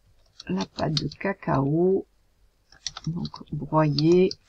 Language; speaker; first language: French; native; French